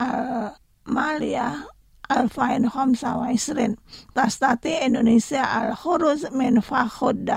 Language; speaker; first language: Arabic; non-native, fluent; Indonesian